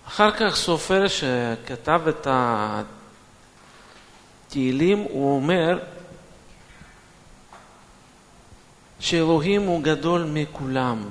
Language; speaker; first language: Hebrew; non-native, fluent; Russian